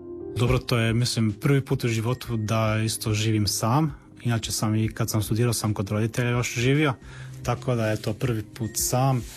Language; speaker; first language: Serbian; early bilingual, heritage; Croatian